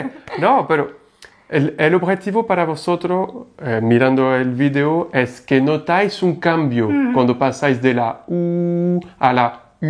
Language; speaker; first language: Spanish; non-native, fluent; French